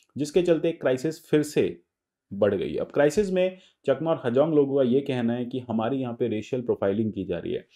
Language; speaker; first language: Hindi; native; Hindi